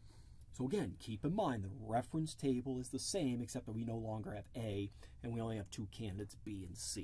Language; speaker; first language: English; native; English